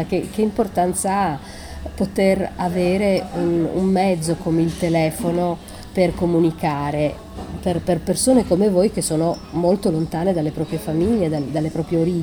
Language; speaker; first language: Italian; native; Italian